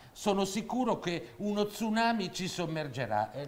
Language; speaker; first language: Italian; native; Italian